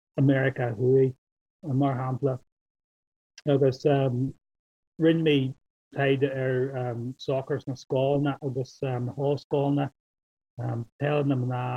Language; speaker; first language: Irish; non-native, local second language; English